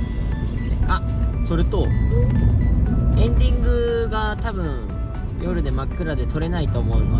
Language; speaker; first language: Japanese; native; Japanese